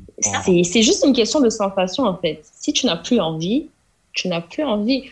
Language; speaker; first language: French; non-native, local second language; Wolof